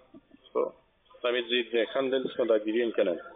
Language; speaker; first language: German; non-native, fluent; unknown